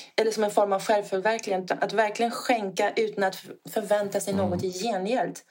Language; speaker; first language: Swedish; non-native, fluent; Italian